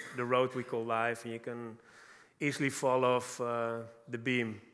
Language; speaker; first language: English; non-native, fluent; Dutch